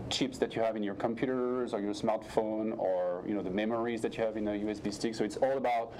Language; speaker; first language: English; non-native, fluent; French